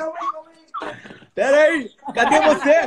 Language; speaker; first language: Portuguese; native; Portuguese